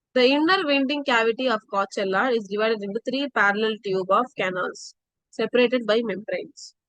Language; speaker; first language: English; non-native, local second language; Tamil